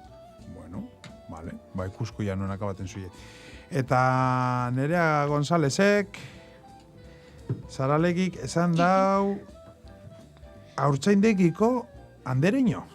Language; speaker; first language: Basque; native; Basque